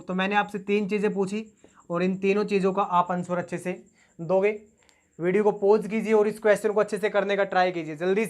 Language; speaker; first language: Hindi; native; Hindi